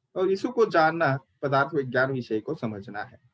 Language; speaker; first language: Hindi; non-native, local second language; Marathi